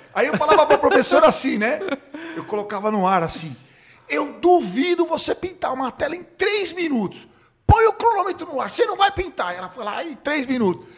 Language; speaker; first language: Portuguese; early bilingual, other home language; Hebrew